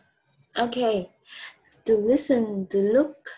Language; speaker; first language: English; non-native, fluent; Vietnamese